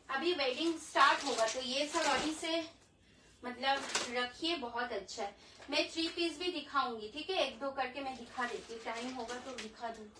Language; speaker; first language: Hindi; non-native, local second language; Bangla